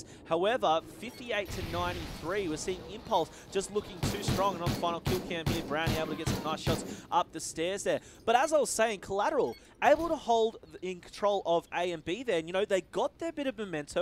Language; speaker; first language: English; native; English